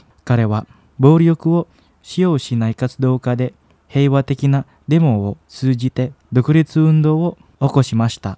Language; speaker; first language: Japanese; non-native, fluent; Indonesian